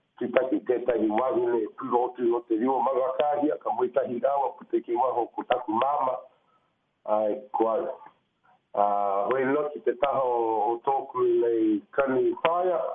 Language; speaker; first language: Māori; non-native, local second language; English